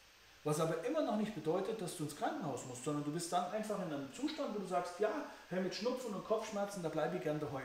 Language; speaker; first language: German; native; German